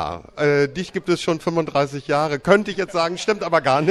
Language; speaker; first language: German; native; German